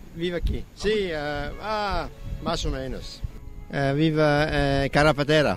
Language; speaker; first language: Portuguese; non-native, learner; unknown